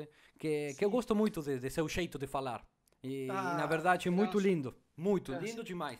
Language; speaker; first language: Portuguese; non-native, learner; Spanish